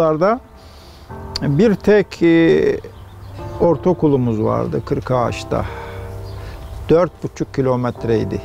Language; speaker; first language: Turkish; native; Turkish